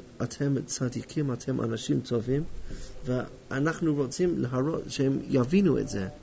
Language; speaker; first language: Hebrew; non-native, fluent; English